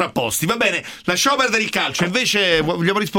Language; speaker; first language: Italian; native; Italian